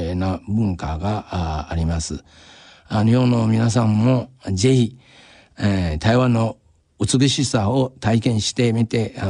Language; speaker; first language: Japanese; non-native, fluent; Chinese